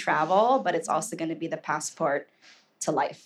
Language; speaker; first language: English; native; English